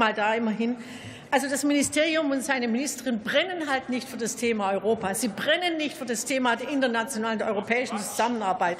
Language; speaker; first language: German; native; German